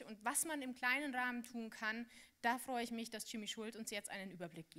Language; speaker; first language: German; native; German